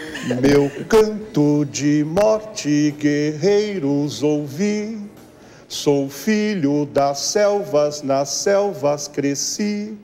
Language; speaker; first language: Portuguese; native; Portuguese